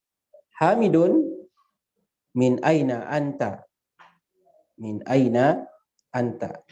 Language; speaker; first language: Arabic; non-native, fluent; Indonesian